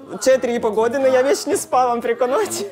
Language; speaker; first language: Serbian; non-native, learner; Russian